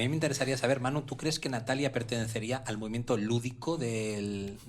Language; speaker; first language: Spanish; native; Spanish